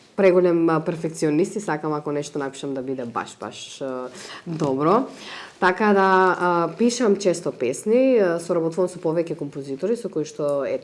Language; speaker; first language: Macedonian; native; Macedonian